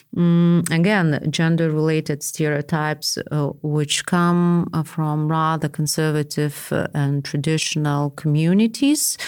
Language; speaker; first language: English; non-native, fluent; Lithuanian